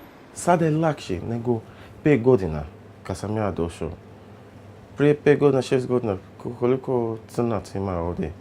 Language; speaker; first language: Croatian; non-native, learner; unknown